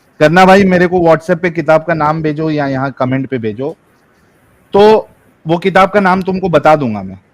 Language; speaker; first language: Hindi; native; Hindi